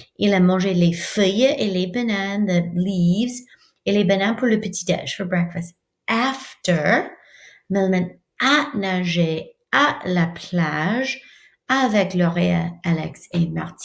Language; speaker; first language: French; non-native, fluent; English